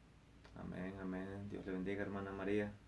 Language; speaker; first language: Spanish; native; Spanish